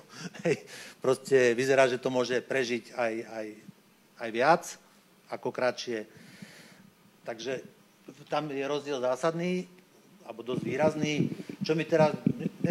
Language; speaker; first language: Slovak; native; Slovak